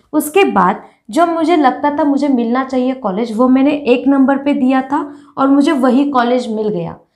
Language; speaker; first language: Hindi; non-native, local second language; Marathi